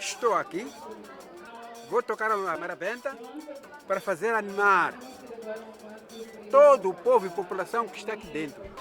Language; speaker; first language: Portuguese; non-native, local second language; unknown